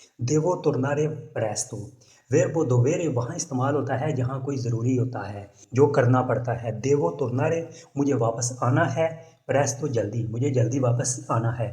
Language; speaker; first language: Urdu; non-native, local second language; Punjabi